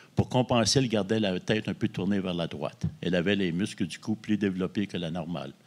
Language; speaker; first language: French; native; French